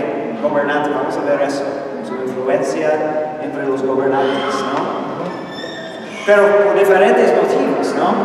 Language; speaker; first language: Spanish; non-native, fluent; English